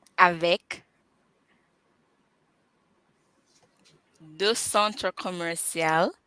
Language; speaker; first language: French; non-native, learner; English